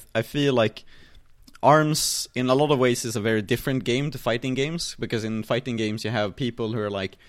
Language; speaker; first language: English; non-native, fluent; Swedish